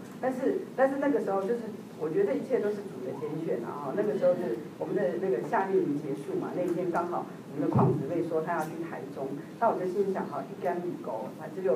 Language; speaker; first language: Chinese; native; Chinese